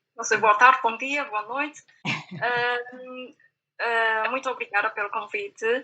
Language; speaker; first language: Portuguese; non-native, fluent; Chinese